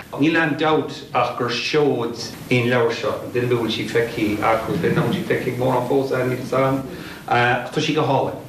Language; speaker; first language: Irish; native; Irish